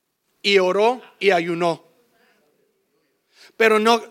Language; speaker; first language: Spanish; early bilingual, heritage; English